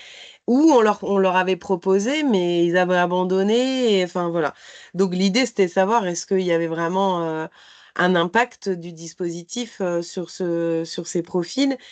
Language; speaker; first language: French; native; French